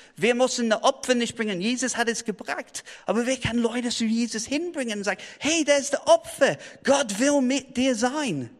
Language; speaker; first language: German; non-native, fluent; English